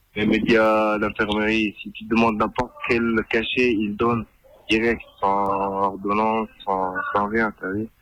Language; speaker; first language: French; non-native, learner; Arabic